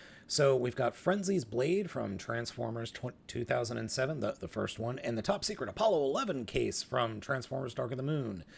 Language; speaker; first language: English; native; English